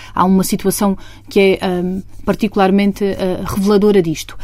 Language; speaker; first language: Portuguese; native; Portuguese